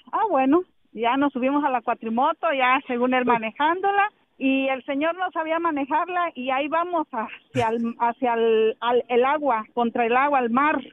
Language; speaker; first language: Spanish; native; Spanish